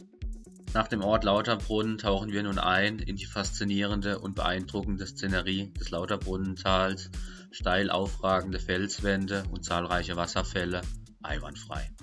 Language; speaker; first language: German; native; German